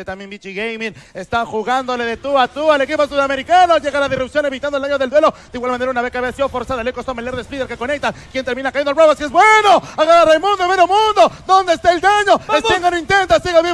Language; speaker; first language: Spanish; native; Spanish